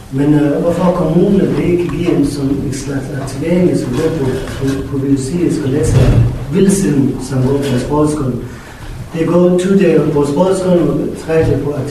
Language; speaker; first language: Danish; non-native, learner; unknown